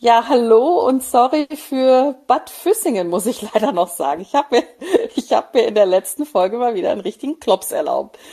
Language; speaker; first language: German; native; German